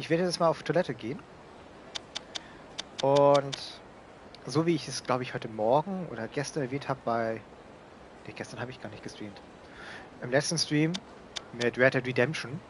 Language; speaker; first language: German; native; German